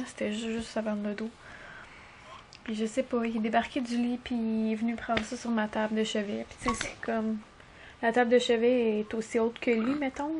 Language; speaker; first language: French; native; French